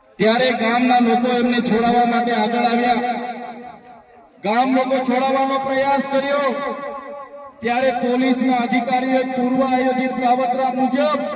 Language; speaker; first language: Gujarati; non-native, local second language; Bhili